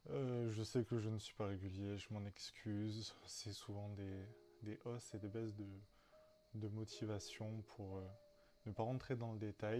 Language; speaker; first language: French; native; French